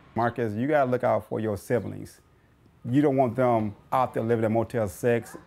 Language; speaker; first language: English; native; English